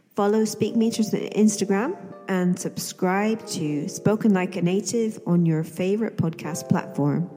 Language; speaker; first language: English; native; English